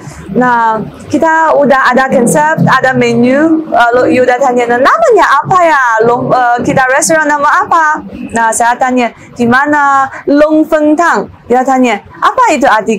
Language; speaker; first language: Indonesian; non-native, learner; Chinese